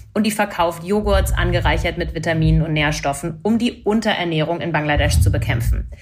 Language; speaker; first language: German; non-native, fluent; English